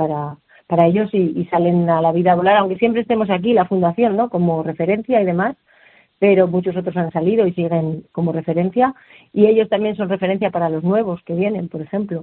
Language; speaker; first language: Spanish; native; Spanish